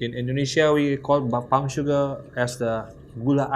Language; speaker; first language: English; non-native, fluent; Indonesian